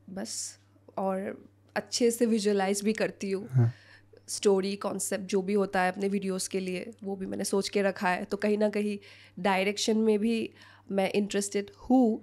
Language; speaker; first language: Hindi; non-native, local second language; Assamese